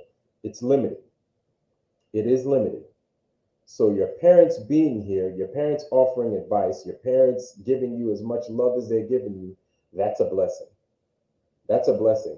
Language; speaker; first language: English; native; English